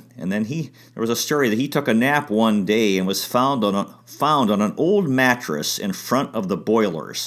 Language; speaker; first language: English; native; English